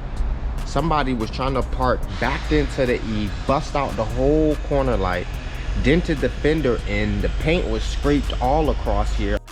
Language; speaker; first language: English; native; English